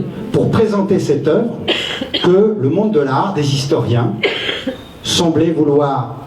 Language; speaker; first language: French; native; French